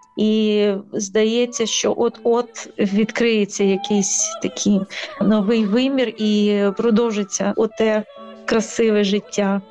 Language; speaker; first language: Ukrainian; native; Ukrainian